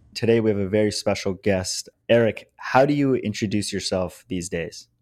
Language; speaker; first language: English; native; English